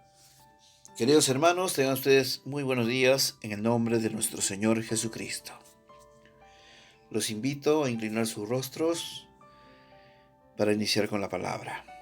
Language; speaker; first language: Spanish; native; Spanish